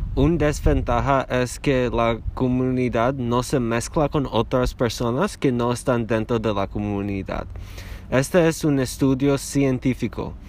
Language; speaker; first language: Spanish; non-native, learner; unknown